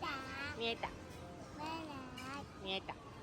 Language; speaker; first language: Japanese; native; Japanese